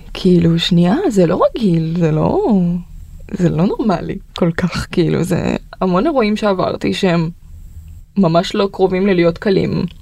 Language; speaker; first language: Hebrew; early bilingual, other home language; Russian